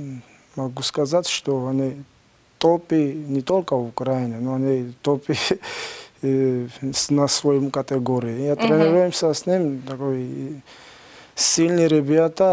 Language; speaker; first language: Russian; non-native, learner; Georgian